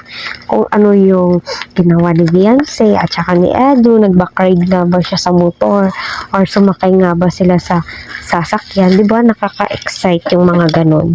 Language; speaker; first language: Filipino; native; Filipino